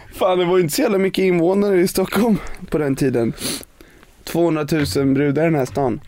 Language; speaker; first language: Swedish; native; Swedish